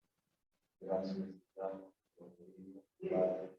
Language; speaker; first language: Spanish; non-native, learner; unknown